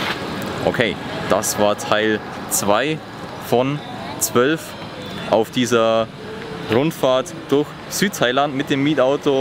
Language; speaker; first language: German; native; German